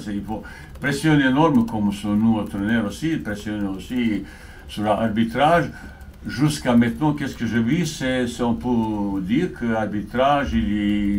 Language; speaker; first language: French; non-native, fluent; Bosnian